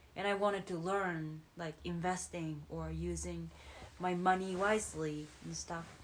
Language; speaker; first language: English; non-native, fluent; Japanese